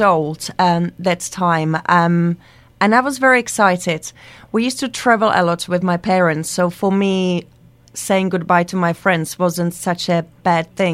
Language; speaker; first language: English; non-native, fluent; Czech